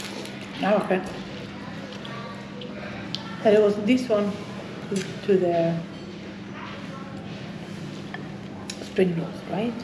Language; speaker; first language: English; non-native, fluent; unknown